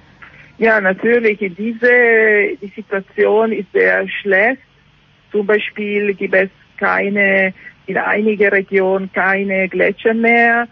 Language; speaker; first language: German; non-native, learner; Italian